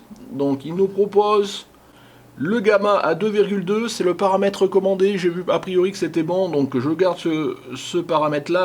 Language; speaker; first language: French; native; French